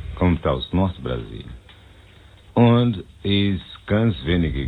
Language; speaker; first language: German; non-native, fluent; Portuguese